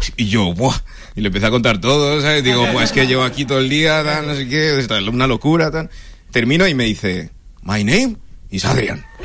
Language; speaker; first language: Spanish; early bilingual, other home language; English